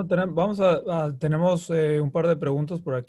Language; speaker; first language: Spanish; native; Spanish